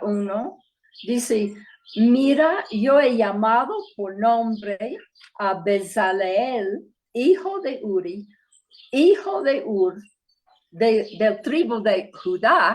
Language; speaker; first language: Spanish; non-native, fluent; English